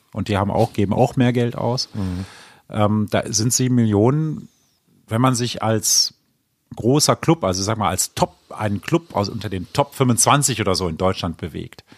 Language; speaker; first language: German; native; German